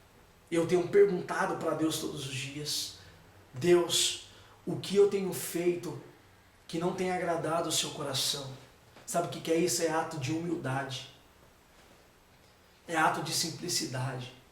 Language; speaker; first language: Portuguese; native; Portuguese